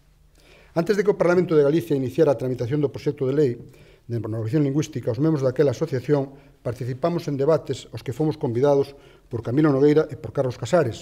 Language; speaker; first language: Galician; native; Galician